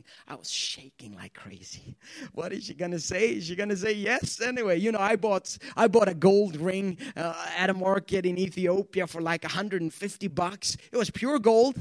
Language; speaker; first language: English; non-native, fluent; Swedish